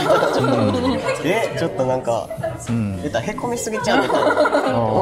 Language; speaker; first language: Japanese; native; Japanese